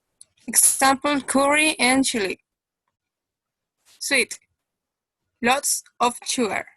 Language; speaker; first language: English; non-native, learner; Spanish